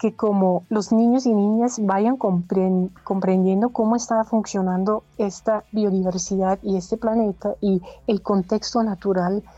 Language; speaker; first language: Spanish; non-native, fluent; German